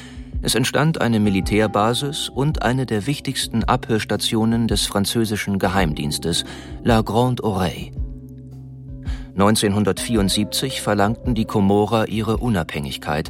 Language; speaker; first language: German; native; German